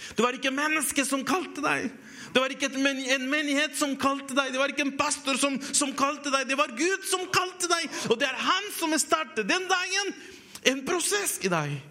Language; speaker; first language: Norwegian; non-native, fluent; Spanish